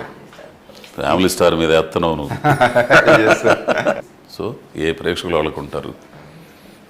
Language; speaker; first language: Telugu; native; Telugu